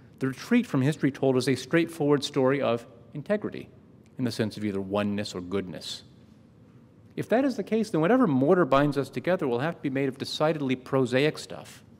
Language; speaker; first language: English; native; English